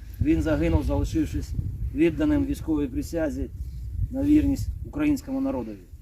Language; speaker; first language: Ukrainian; native; Ukrainian